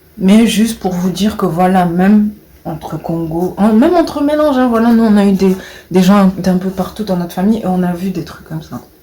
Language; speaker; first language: French; early bilingual, other home language; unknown